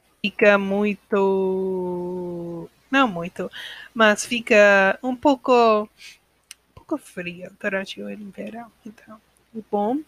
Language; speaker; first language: Portuguese; non-native, learner; English